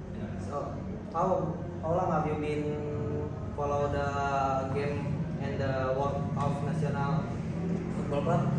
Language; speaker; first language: English; non-native, learner; Indonesian